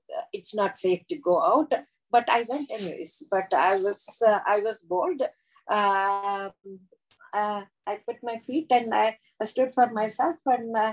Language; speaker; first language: English; non-native, local second language; Tamil